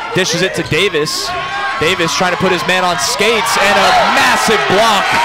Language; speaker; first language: English; native; English